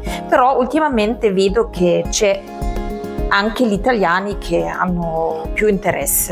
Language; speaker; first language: Italian; non-native, fluent; German